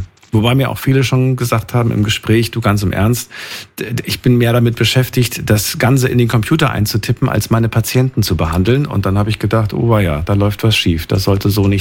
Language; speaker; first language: German; native; German